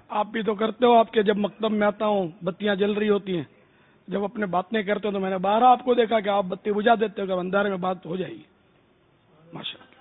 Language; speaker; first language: Urdu; non-native, local second language; Memoni